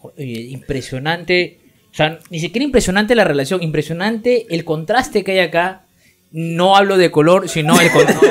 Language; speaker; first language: Spanish; native; Spanish